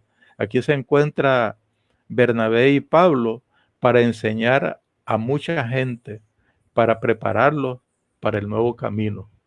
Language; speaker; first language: Spanish; native; Spanish